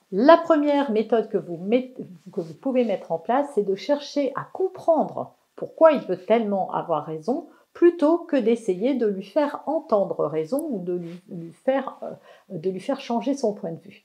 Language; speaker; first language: French; native; French